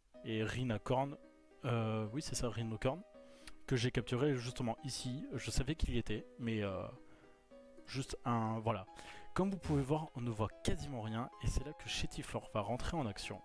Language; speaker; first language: French; native; French